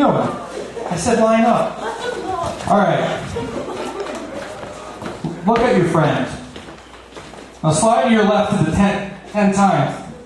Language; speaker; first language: English; native; English